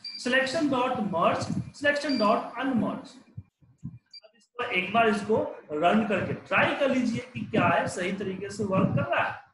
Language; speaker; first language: Hindi; native; Hindi